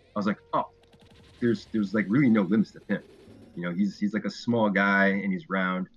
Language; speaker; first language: English; native; English